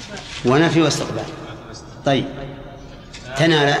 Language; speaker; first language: Arabic; native; Arabic